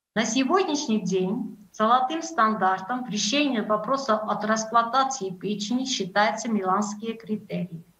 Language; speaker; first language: Russian; non-native, local second language; Armenian